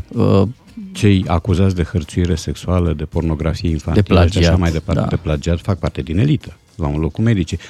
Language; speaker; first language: Romanian; native; Romanian